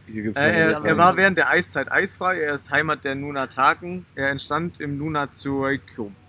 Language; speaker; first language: German; native; German